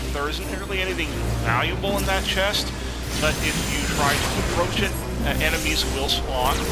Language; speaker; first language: English; native; English